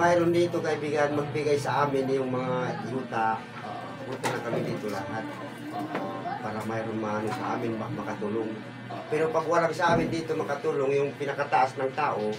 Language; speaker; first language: Filipino; non-native, local second language; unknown